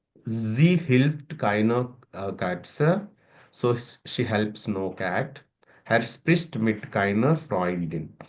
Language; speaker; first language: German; non-native, learner; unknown